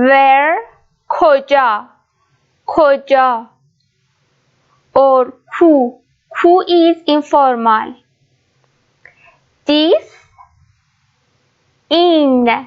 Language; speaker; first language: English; non-native, learner; Persian